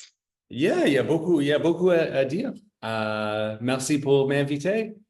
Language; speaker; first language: French; non-native, fluent; English